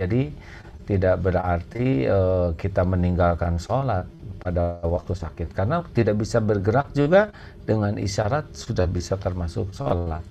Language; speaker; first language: Indonesian; native; Indonesian